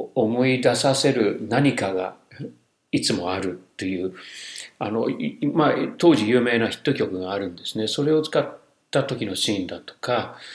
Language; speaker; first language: Japanese; non-native, fluent; English